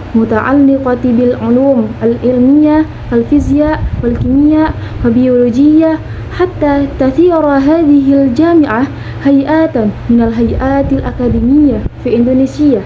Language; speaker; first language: Arabic; non-native, learner; Indonesian